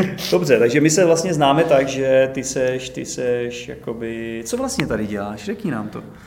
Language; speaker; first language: Czech; native; Czech